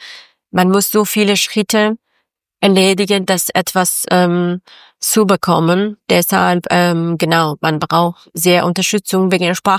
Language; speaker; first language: German; non-native, learner; Persian